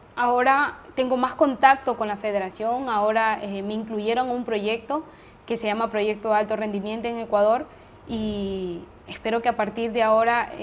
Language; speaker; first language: Spanish; native; Spanish